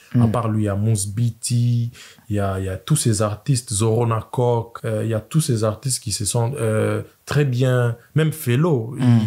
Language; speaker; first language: French; non-native, local second language; Swahili